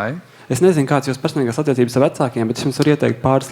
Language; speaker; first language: Latvian; native; Latvian